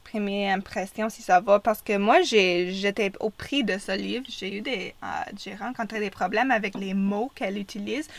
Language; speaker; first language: French; non-native, fluent; English